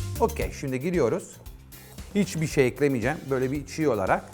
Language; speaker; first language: Turkish; non-native, fluent; Italian